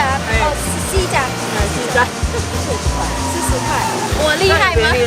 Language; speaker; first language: Chinese; non-native, fluent; Vietnamese